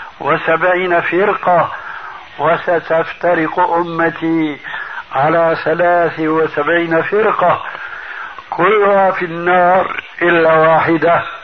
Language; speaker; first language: Arabic; native; Arabic